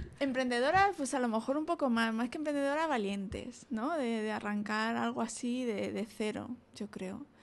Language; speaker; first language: Spanish; native; Spanish